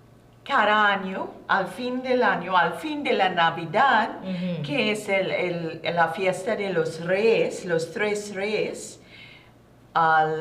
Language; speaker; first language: Spanish; non-native, learner; English